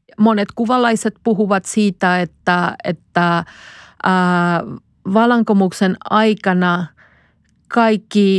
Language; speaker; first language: Finnish; non-native, fluent; Spanish